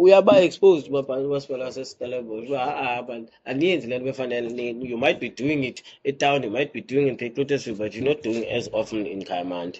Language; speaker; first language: English; non-native, local second language; Xhosa